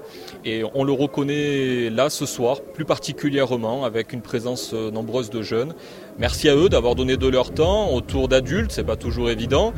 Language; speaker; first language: French; native; French